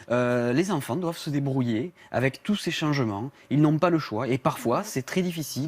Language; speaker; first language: French; native; French